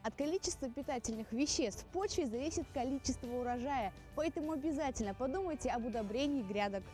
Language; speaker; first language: Russian; native; Russian